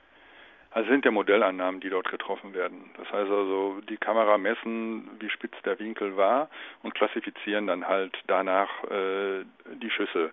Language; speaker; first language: German; native; German